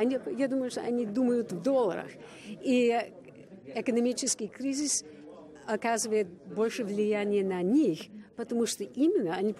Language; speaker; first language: Russian; non-native, fluent; English